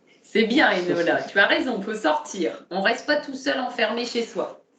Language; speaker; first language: French; native; French